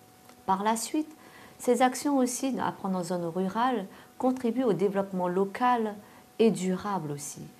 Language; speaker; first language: French; native; French